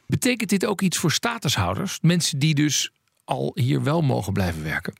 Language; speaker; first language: Dutch; native; Dutch